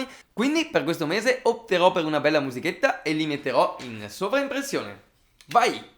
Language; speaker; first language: Italian; native; Italian